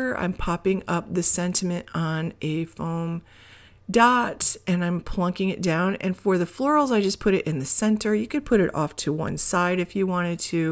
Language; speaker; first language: English; native; English